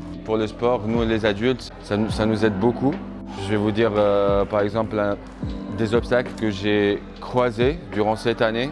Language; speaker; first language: French; non-native, local second language; Arabic